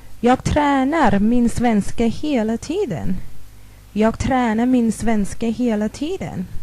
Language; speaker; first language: Swedish; non-native, fluent; Thai